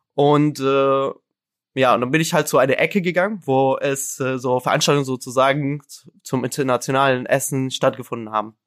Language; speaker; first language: German; non-native, fluent; Arabic